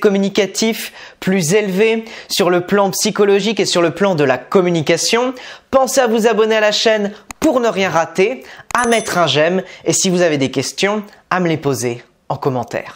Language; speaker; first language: French; native; French